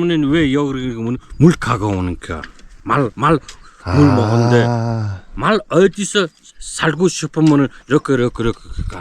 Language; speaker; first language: Korean; non-native, learner; Mongolian